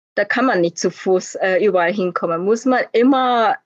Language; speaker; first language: German; non-native, fluent; Korean